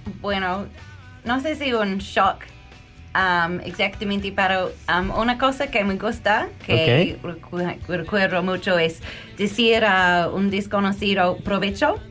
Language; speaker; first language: Spanish; non-native, learner; English